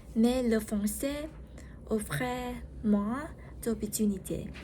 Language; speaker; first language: French; non-native, learner; Vietnamese